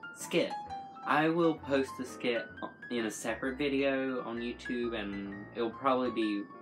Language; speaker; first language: English; native; English